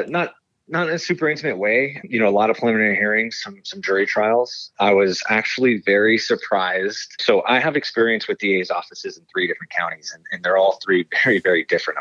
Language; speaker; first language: English; native; English